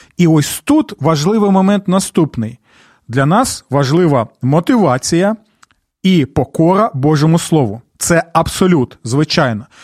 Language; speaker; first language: Ukrainian; non-native, local second language; Russian